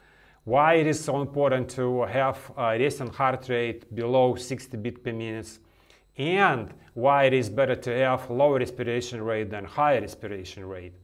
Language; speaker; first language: English; non-native, fluent; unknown